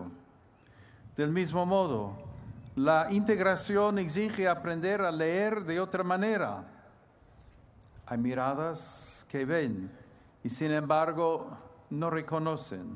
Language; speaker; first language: Spanish; non-native, fluent; English